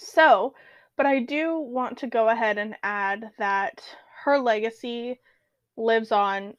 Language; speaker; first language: English; native; English